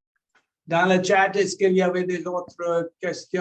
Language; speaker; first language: French; non-native, local second language; English